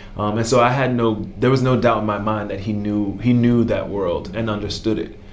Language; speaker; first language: English; native; English